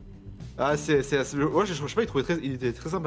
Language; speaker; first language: French; native; French